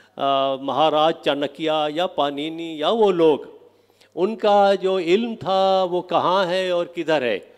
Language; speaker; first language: Urdu; non-native, local second language; Saraiki